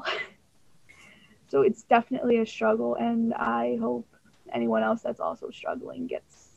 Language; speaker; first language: English; native; English